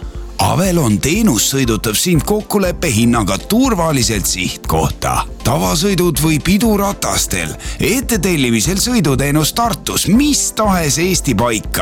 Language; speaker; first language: Estonian; native; Estonian